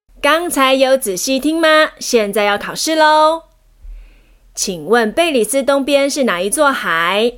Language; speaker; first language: Chinese; native; Chinese